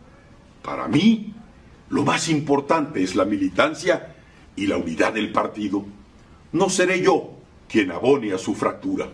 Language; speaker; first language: Spanish; native; Spanish